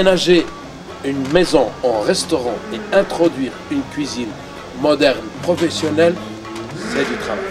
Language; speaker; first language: French; non-native, local second language; Arabic